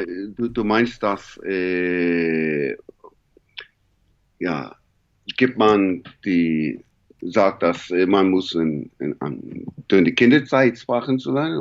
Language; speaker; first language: German; non-native, learner; English